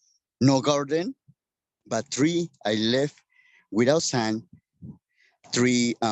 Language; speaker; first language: English; non-native, learner; Spanish